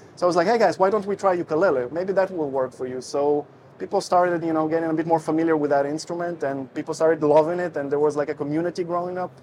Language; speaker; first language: English; non-native, fluent; Russian